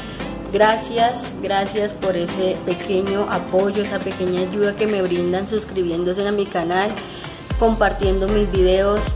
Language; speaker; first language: Spanish; native; Spanish